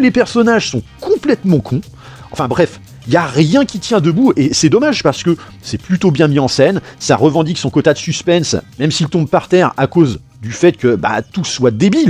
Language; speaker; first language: French; native; French